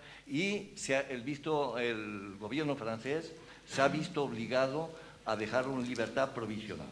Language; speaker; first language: Spanish; native; Spanish